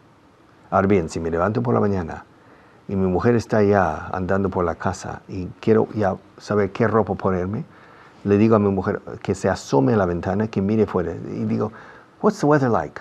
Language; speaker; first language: Spanish; non-native, fluent; English